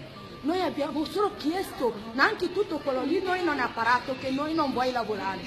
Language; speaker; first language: Italian; non-native, learner; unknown